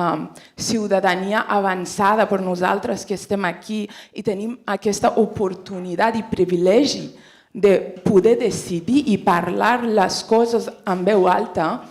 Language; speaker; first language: Catalan; non-native, fluent; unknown